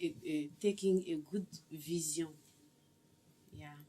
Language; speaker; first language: English; non-native, learner; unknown